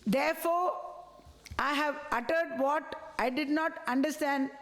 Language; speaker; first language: English; non-native, local second language; Tamil